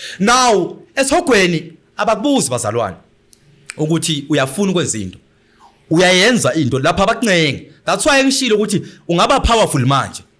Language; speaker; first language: Zulu; native; Zulu